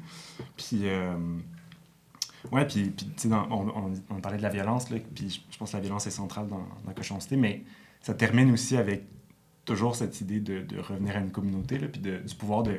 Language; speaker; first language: French; native; French